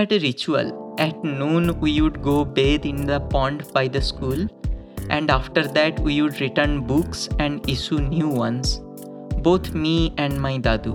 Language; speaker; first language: English; non-native, local second language; Bangla